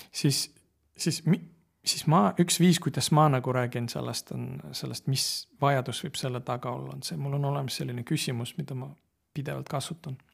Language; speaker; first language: Estonian; non-native, local second language; Russian